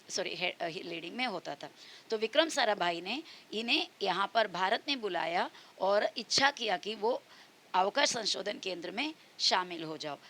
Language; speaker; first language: Hindi; non-native, local second language; Marathi